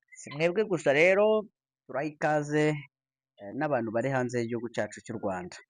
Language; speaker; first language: Kinyarwanda; native; Kinyarwanda